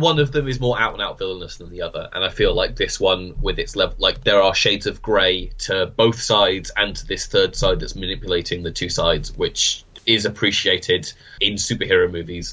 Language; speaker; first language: English; native; English